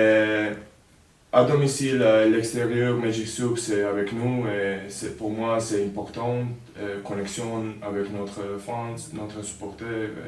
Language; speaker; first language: French; non-native, learner; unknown